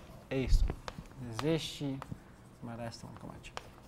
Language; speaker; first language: Portuguese; non-native, fluent; English